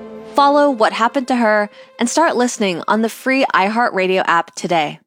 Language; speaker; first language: English; native; English